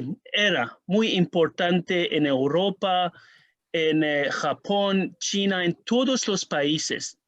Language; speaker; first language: Spanish; non-native, learner; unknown